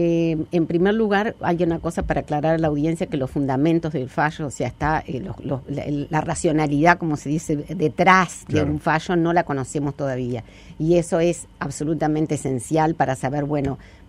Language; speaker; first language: Spanish; native; Spanish